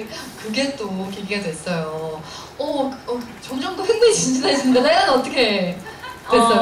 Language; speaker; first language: Korean; native; Korean